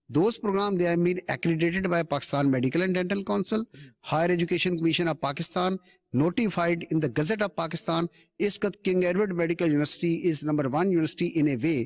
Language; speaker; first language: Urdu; non-native, local second language; Punjabi